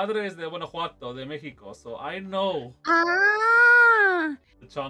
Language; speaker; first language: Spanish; early bilingual, heritage; English